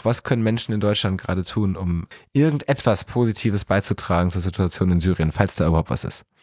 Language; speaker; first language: German; native; German